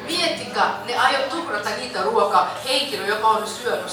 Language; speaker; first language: Finnish; non-native, learner; Kinyarwanda